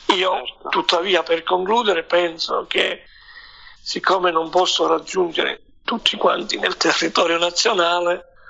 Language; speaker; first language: Italian; native; Italian